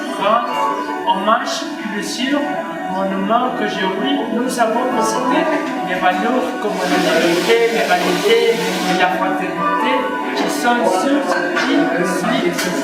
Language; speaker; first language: French; non-native, learner; Spanish